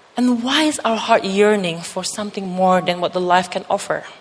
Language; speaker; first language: English; non-native, fluent; Indonesian